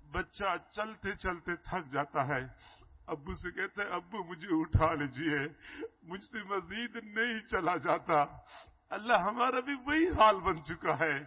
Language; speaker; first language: Urdu; non-native, local second language; Punjabi